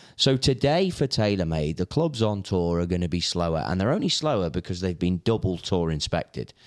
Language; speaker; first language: English; native; English